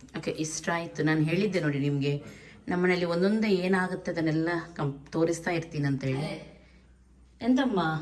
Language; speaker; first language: Kannada; native; Kannada